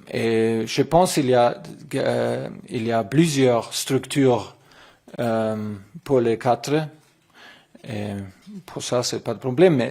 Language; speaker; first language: French; non-native, learner; German